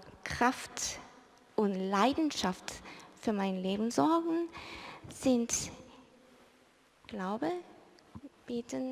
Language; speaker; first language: German; early bilingual, other home language; Korean